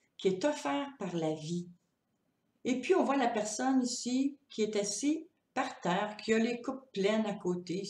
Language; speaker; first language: French; native; French